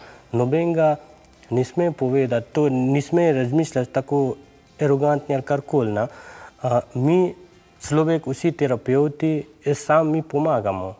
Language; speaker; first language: Slovenian; non-native, learner; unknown